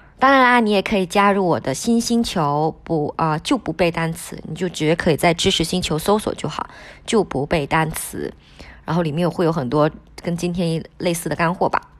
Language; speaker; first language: Chinese; non-native, local second language; Min Nan Chinese